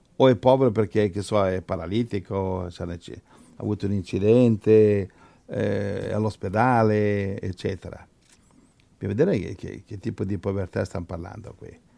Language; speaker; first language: Italian; native; Italian